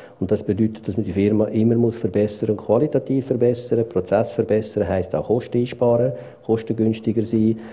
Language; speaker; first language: German; native; German